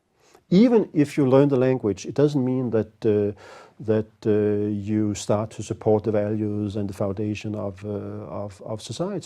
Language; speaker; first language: English; non-native, fluent; Danish